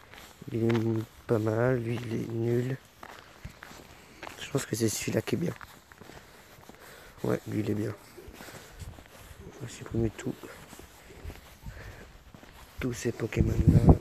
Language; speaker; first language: French; native; French